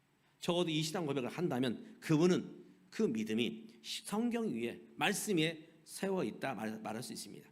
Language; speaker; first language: Korean; native; Korean